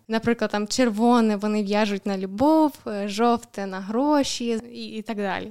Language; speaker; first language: Ukrainian; native; Ukrainian